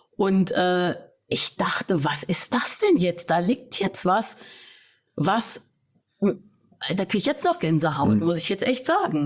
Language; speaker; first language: German; native; German